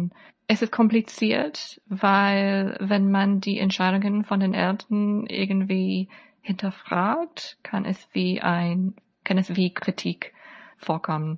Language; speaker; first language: German; non-native, fluent; English